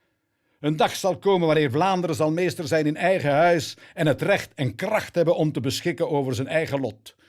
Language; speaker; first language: Dutch; native; Dutch